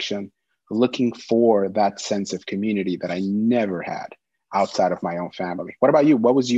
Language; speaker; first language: English; native; English